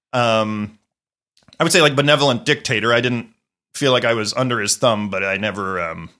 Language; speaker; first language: English; native; English